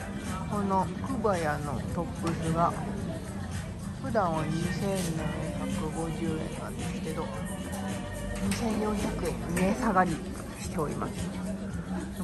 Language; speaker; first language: Japanese; native; Japanese